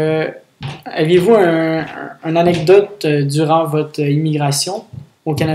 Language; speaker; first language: French; native; French